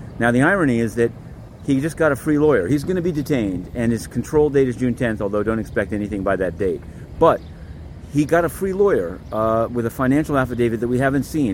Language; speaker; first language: English; native; English